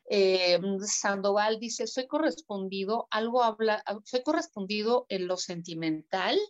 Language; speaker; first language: Spanish; native; Spanish